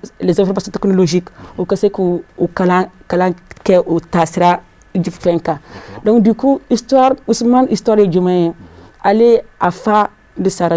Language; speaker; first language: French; non-native, local second language; Bambara